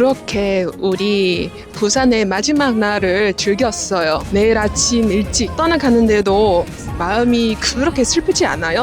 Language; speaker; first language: Korean; non-native, fluent; Vietnamese